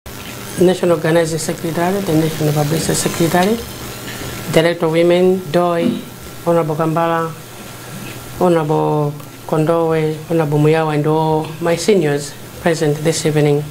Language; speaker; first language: English; non-native, local second language; Nyanja